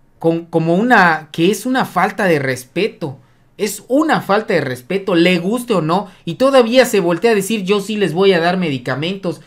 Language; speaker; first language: Spanish; native; Spanish